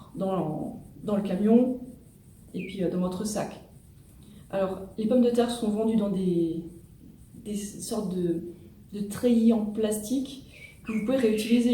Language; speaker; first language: French; native; French